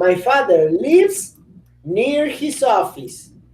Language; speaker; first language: English; non-native, fluent; Spanish